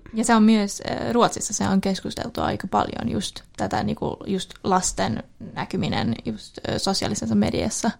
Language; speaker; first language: Finnish; early bilingual, heritage; Swedish